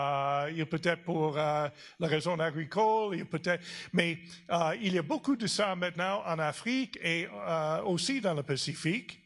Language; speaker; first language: French; non-native, fluent; English